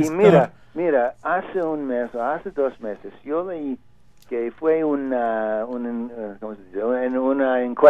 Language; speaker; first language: Spanish; non-native, learner; English